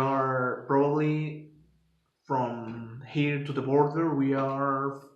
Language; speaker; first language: English; non-native, fluent; Spanish